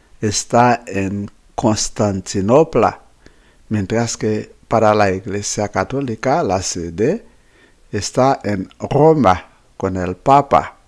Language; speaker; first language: Spanish; non-native, fluent; Haitian Creole